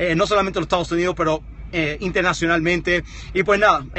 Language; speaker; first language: Spanish; early bilingual, heritage; Spanish